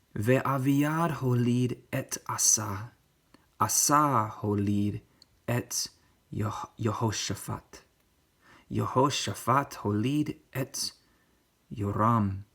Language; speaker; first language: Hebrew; non-native, learner; English